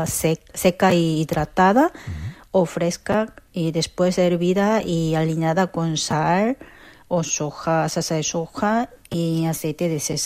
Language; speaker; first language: Spanish; non-native, fluent; Korean